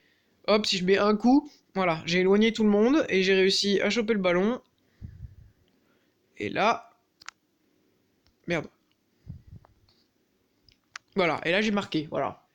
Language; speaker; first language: French; native; French